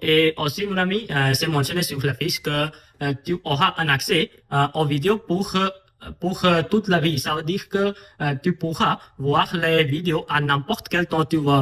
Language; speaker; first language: French; non-native, fluent; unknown